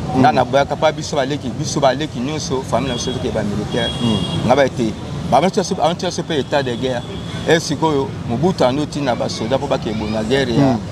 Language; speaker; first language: Lingala; native; Lingala